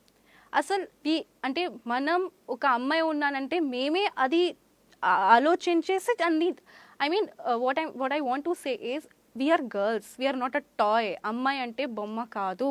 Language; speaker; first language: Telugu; non-native, fluent; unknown